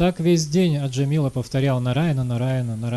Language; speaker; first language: Russian; native; Russian